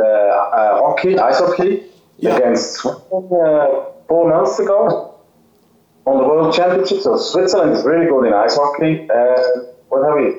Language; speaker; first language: English; non-native, fluent; Swiss German